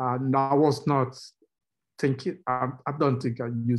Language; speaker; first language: English; non-native, local second language; Igbo